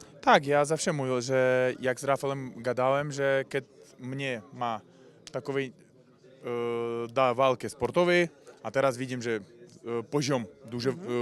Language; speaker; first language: Polish; non-native, learner; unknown